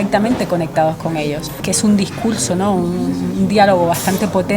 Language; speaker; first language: Spanish; native; Spanish